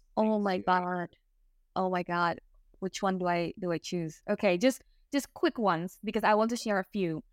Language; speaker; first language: English; non-native, fluent; Indonesian